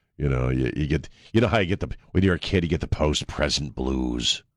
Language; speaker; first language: English; native; English